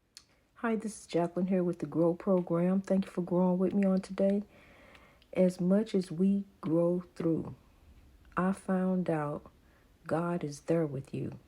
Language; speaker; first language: English; native; English